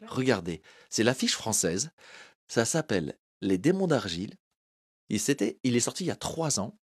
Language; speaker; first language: French; early bilingual, other home language; Portuguese